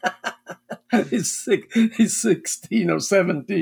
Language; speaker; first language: English; non-native, fluent; Swiss German